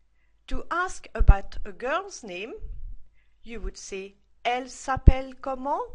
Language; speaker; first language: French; non-native, fluent; English